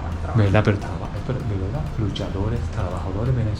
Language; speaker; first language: Spanish; non-native, learner; Japanese